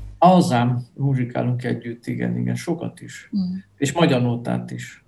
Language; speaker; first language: Hungarian; non-native, fluent; Dutch